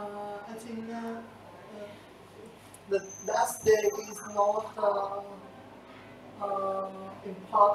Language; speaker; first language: English; non-native, learner; Vietnamese